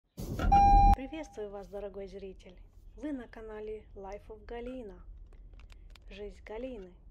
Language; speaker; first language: Russian; non-native, local second language; Romanian